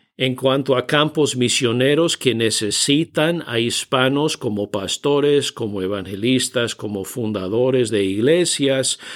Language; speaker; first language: Spanish; non-native, fluent; English